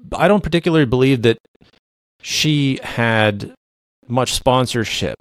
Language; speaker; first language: English; non-native, fluent; Low German